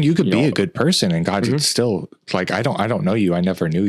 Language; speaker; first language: English; native; English